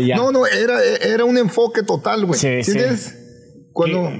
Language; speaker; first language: Spanish; early bilingual, heritage; Spanish